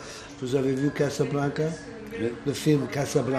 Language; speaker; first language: French; non-native, fluent; English